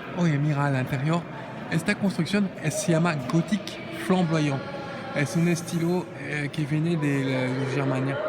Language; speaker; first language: Spanish; non-native, learner; French